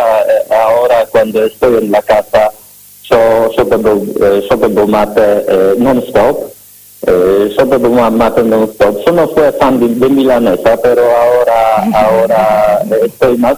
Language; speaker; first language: Spanish; non-native, learner; Polish